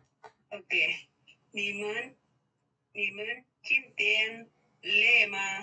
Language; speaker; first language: Chinese; non-native, learner; Indonesian